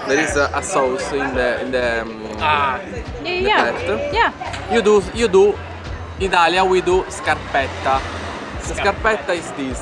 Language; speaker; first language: English; non-native, learner; Italian